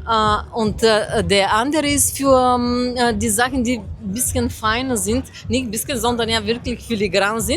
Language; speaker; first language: German; non-native, fluent; Bulgarian